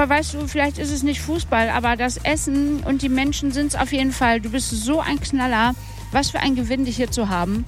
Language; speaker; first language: German; native; German